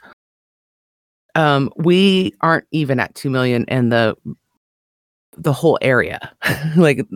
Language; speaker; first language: English; native; English